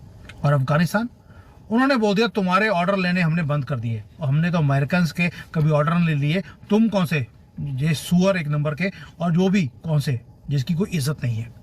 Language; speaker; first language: Hindi; native; Hindi